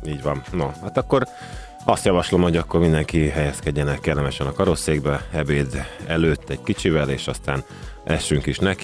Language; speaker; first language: Hungarian; native; Hungarian